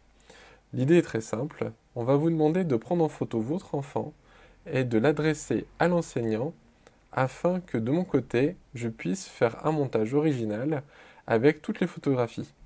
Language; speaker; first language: French; native; French